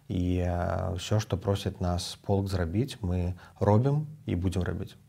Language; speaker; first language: Belarusian; native; Belarusian